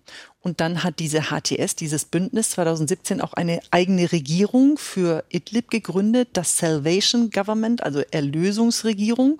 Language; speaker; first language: German; native; German